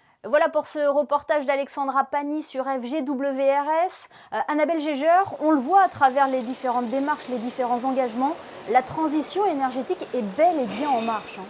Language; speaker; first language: French; native; French